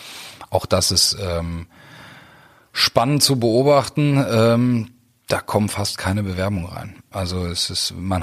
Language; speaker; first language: German; native; German